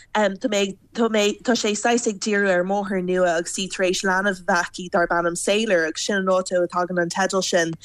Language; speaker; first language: Irish; non-native, local second language; English